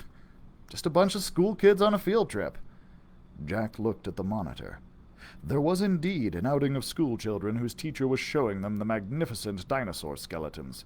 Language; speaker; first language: English; native; English